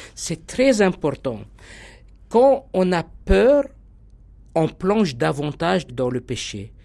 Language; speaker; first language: French; non-native, local second language; Arabic